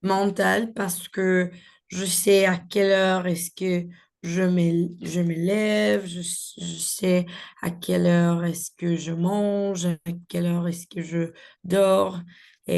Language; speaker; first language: French; non-native, learner; Spanish